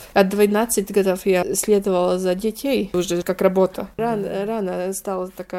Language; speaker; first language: Russian; non-native, local second language; Latvian